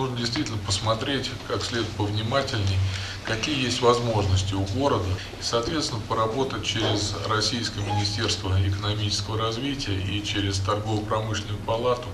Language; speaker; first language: Russian; native; Russian